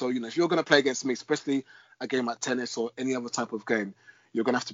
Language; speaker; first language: English; native; English